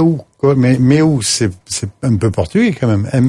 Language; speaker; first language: French; native; French